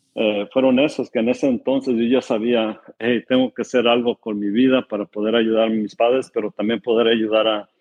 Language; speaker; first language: Spanish; early bilingual, heritage; Spanish